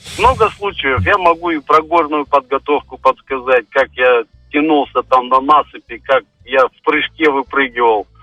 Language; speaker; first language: Russian; native; Russian